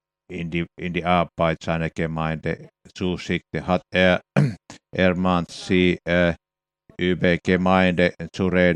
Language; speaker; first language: German; non-native, fluent; Finnish